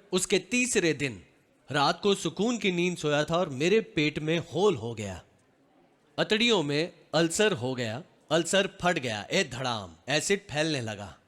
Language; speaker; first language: Hindi; non-native, local second language; Gujarati